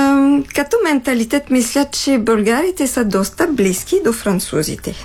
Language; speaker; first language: Bulgarian; non-native, fluent; French